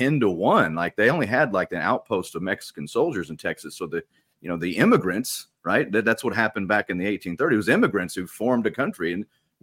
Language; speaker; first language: English; native; English